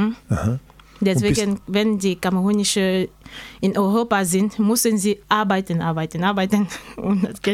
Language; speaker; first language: German; non-native, learner; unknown